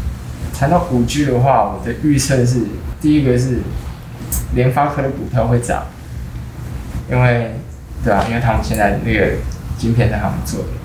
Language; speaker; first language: Chinese; native; Chinese